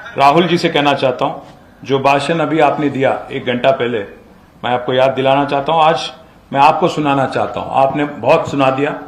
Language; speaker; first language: Hindi; non-native, local second language; Telugu